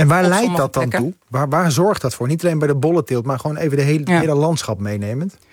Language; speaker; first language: Dutch; native; Dutch